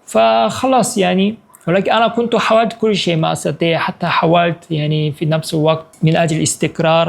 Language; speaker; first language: Arabic; non-native, fluent; Korean